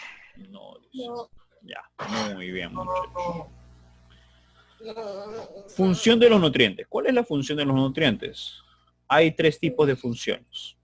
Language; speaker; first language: Spanish; native; Spanish